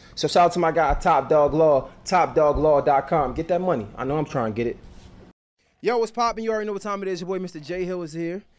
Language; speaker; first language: English; native; English